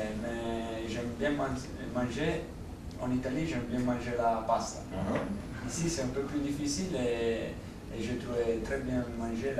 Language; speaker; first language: French; non-native, fluent; Italian